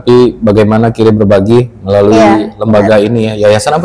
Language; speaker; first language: Indonesian; native; Indonesian